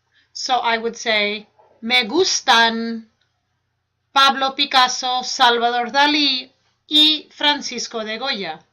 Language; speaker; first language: Spanish; non-native, fluent; English